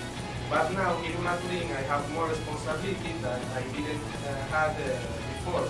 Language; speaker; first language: English; non-native, learner; Spanish